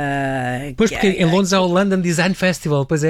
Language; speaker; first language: Portuguese; native; Portuguese